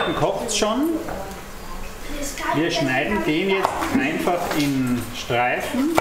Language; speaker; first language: German; native; German